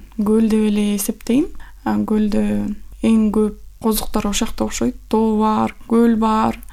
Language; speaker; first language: Kyrgyz; non-native, local second language; Russian